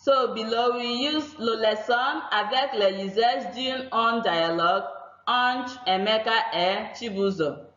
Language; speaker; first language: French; non-native, fluent; Igbo